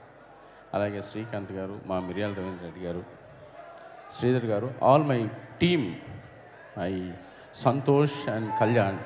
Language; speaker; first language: Telugu; native; Telugu